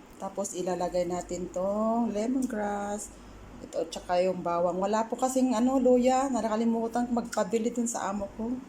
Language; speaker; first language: Filipino; non-native, local second language; Iloko